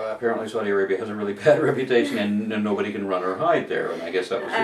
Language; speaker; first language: English; native; English